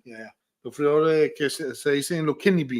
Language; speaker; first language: Spanish; early bilingual, heritage; Spanish